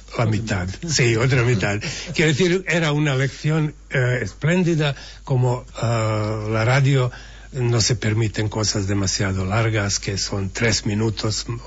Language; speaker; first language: Spanish; non-native, fluent; Bosnian